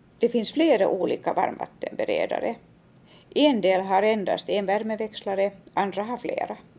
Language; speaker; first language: Swedish; native; Swedish